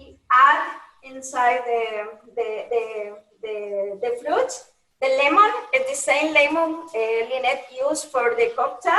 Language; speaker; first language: English; non-native, learner; Spanish